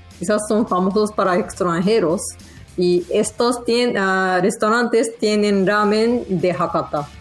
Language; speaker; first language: Spanish; non-native, learner; Japanese